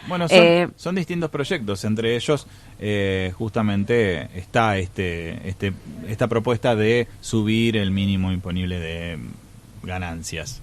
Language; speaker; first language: Spanish; native; Spanish